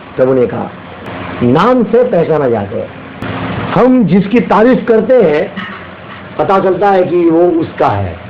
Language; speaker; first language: Hindi; non-native, local second language; Gujarati